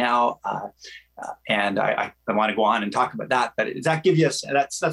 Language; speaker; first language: English; native; English